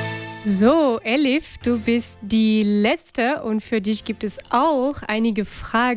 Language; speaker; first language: German; non-native, fluent; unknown